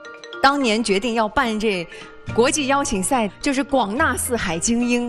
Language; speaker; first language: Chinese; native; Chinese